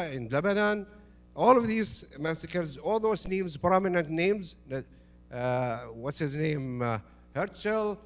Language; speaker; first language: English; non-native, fluent; Arabic